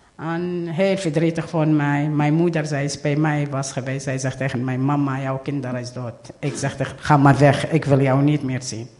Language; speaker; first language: Dutch; non-native, learner; Arabic